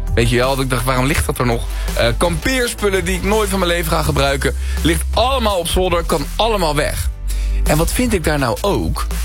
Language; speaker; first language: Dutch; early bilingual, other home language; Spanish